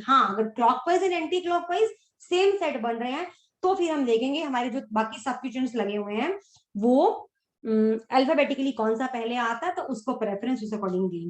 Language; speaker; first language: Hindi; native; Hindi